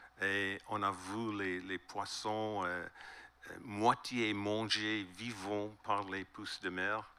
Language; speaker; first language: French; non-native, learner; English